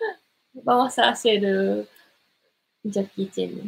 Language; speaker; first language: Spanish; non-native, learner; Japanese